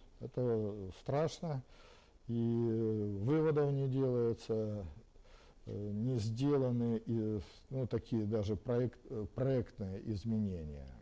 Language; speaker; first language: Russian; native; Russian